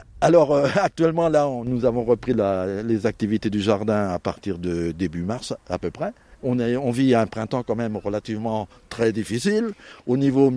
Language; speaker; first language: French; native; French